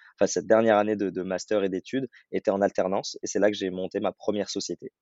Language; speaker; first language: French; native; French